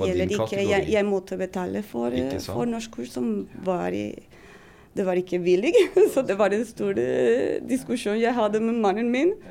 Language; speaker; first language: Norwegian; non-native, fluent; Spanish